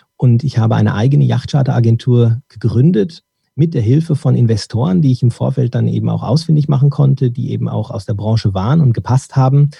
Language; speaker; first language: German; early bilingual, other home language; Turkish